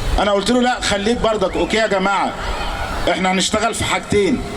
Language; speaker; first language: Arabic; native; Arabic